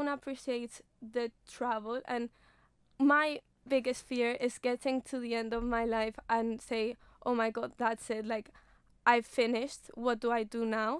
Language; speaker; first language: English; non-native, fluent; Spanish